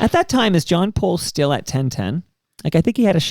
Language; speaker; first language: English; native; English